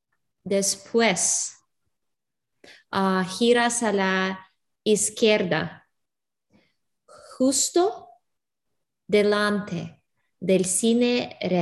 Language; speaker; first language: Spanish; non-native, learner; English